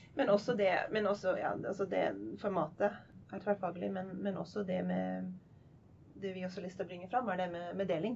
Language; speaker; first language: Norwegian; non-native, fluent; English